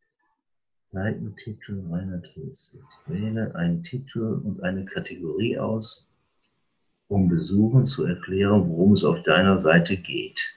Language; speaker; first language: German; native; German